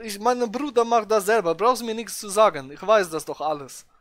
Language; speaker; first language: German; native; German